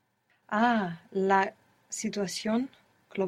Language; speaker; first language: Spanish; non-native, learner; English